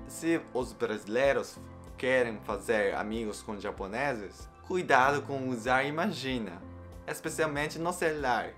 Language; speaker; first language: Portuguese; non-native, learner; Japanese